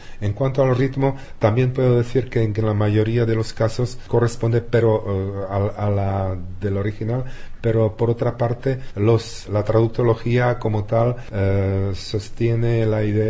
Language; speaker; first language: Spanish; non-native, fluent; Czech